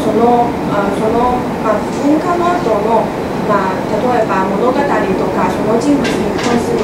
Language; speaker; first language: Japanese; non-native, fluent; Chinese